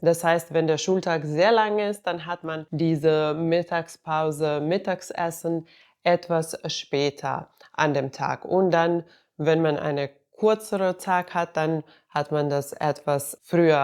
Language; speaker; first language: German; non-native, fluent; Finnish